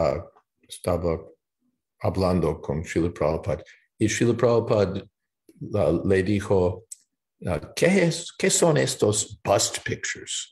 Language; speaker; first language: Spanish; non-native, fluent; English